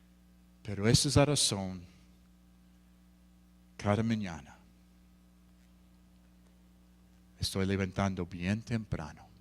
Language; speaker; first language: Spanish; non-native, fluent; English